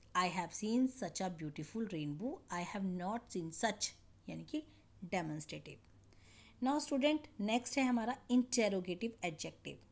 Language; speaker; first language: Hindi; native; Hindi